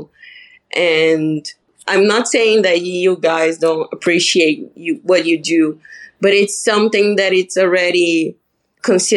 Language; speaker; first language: English; non-native, fluent; Portuguese